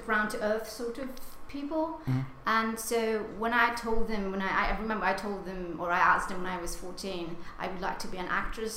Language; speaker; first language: English; non-native, fluent; Hungarian